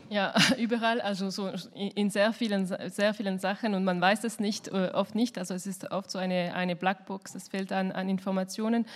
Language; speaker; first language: German; non-native, fluent; French